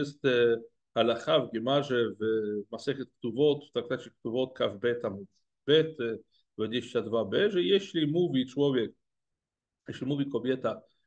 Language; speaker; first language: Polish; non-native, fluent; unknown